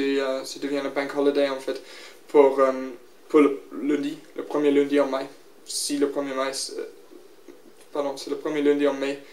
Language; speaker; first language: French; non-native, learner; English